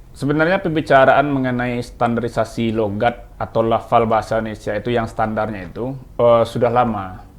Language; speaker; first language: Indonesian; non-native, local second language; Minangkabau